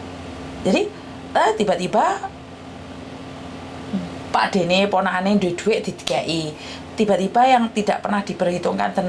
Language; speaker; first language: Indonesian; non-native, local second language; Javanese